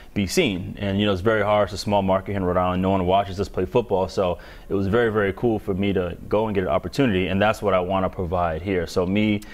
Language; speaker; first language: English; native; English